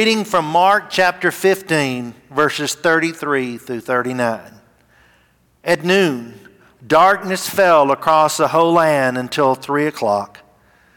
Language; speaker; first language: English; native; English